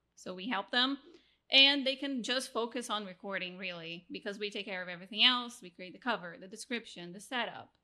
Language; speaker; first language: English; non-native, fluent; Portuguese